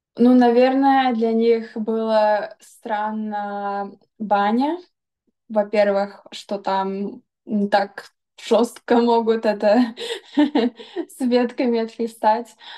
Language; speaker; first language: Russian; early bilingual, heritage; Russian